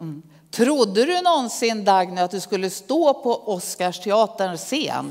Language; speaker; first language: Swedish; native; Swedish